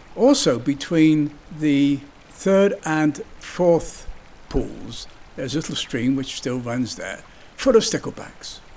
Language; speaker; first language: English; native; English